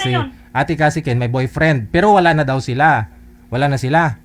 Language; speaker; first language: Filipino; native; Filipino